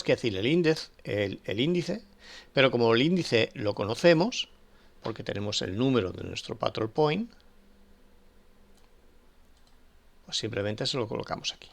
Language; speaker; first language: Spanish; native; Spanish